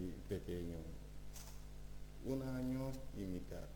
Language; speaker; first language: Spanish; non-native, learner; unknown